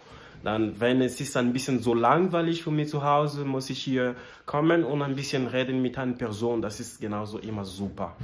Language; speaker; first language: German; non-native, learner; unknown